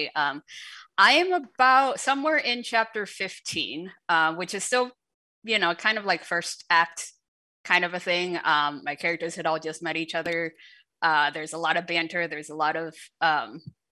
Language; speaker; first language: English; early bilingual, other home language; Wu Chinese